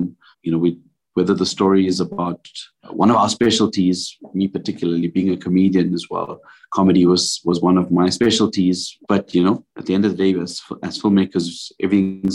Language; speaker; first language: English; native; English